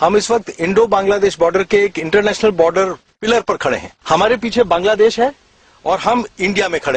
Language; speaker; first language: Hindi; native; Hindi